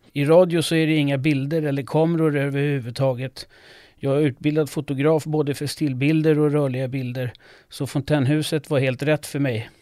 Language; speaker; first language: Swedish; non-native, fluent; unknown